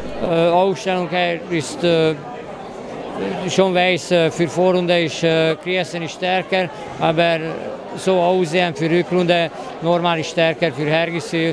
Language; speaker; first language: German; non-native, learner; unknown